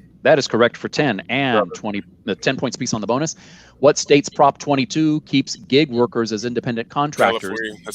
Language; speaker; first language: English; native; English